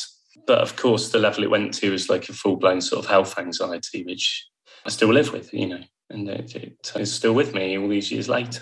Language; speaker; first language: English; native; English